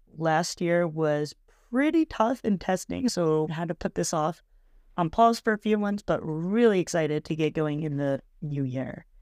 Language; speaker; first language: English; native; English